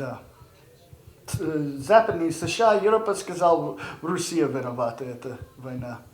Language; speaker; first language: Russian; non-native, learner; English